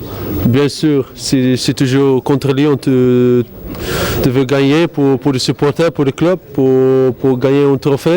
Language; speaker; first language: French; non-native, learner; Dutch